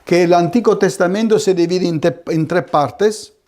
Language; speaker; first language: Spanish; non-native, fluent; Italian